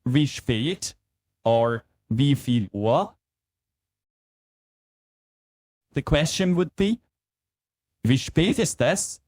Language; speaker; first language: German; non-native, fluent; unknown